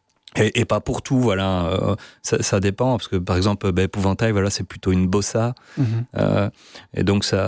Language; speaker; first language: French; native; French